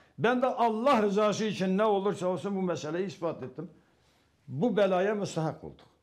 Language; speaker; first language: Turkish; non-native, local second language; Kurdish